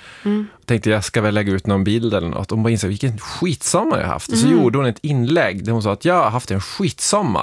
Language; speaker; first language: Swedish; native; Swedish